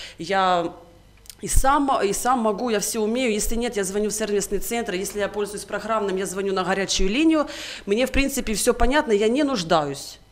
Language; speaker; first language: Russian; native; Russian